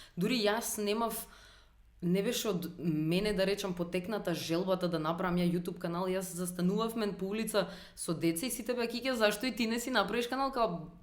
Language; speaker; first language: Macedonian; native; Macedonian